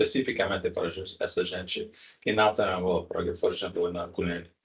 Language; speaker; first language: Portuguese; non-native, learner; Spanish